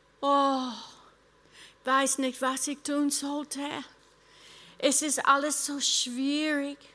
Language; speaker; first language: German; non-native, fluent; English